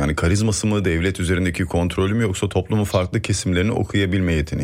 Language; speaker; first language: Turkish; native; Turkish